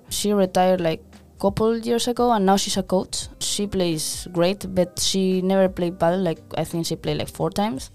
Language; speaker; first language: English; non-native, fluent; Spanish